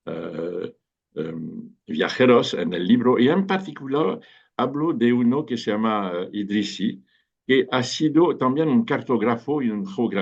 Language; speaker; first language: Spanish; non-native, fluent; French